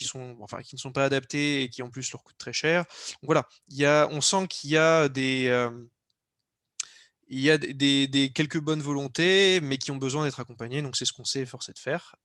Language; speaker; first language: French; native; French